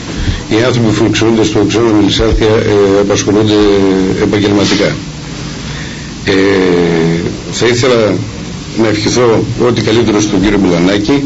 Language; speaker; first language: Greek; native; Greek